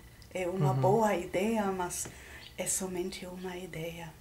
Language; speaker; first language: Portuguese; non-native, fluent; German